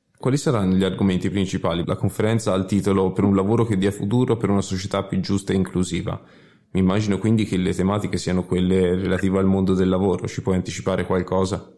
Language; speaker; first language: Italian; native; Italian